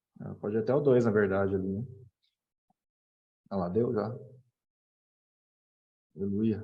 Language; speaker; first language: Portuguese; native; Portuguese